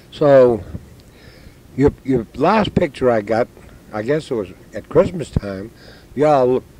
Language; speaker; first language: English; native; English